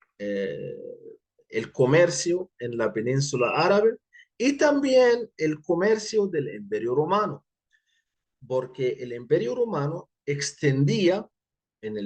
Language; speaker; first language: Spanish; non-native, fluent; Arabic